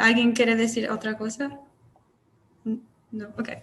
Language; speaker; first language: Spanish; non-native, learner; English